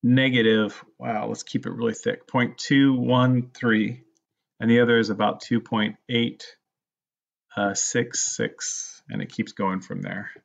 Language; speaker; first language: English; native; English